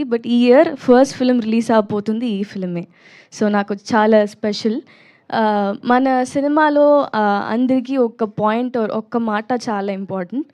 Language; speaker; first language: Telugu; non-native, learner; Tamil